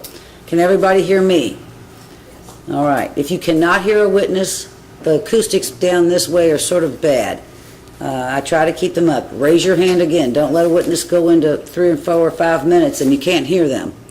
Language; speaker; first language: English; native; English